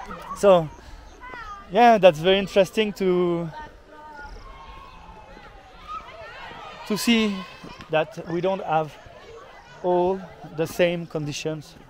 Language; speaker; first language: English; non-native, fluent; French